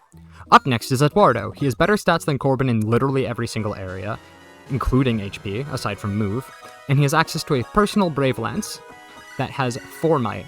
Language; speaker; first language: English; native; English